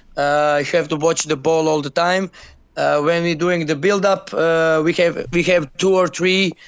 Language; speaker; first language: English; non-native, learner; Croatian